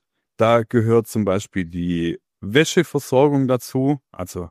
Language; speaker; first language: German; native; German